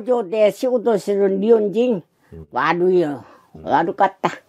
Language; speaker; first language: Japanese; non-native, learner; Korean